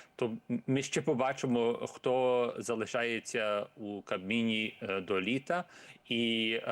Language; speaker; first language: Ukrainian; early bilingual, heritage; Ukrainian